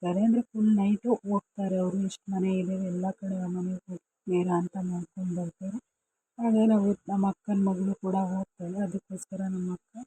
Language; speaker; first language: Kannada; non-native, local second language; Lambadi